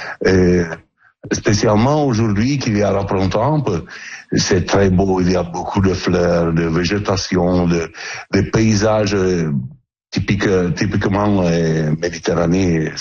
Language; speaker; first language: French; non-native, learner; Italian